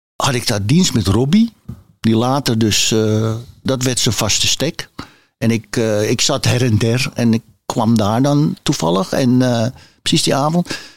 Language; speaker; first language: Dutch; native; Dutch